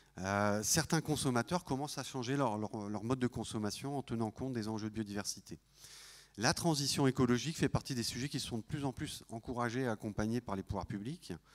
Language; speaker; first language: French; native; French